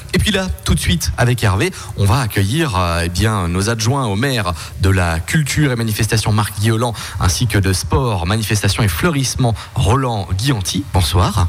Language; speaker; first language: French; native; French